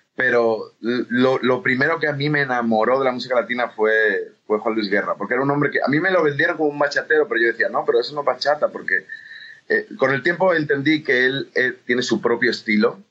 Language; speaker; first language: Spanish; native; Spanish